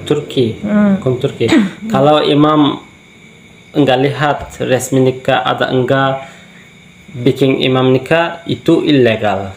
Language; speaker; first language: Indonesian; non-native, learner; Turkish